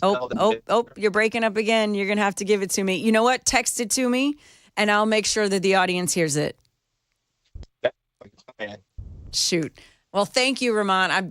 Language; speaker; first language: English; native; English